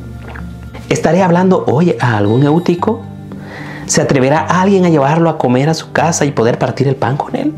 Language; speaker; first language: Spanish; native; Spanish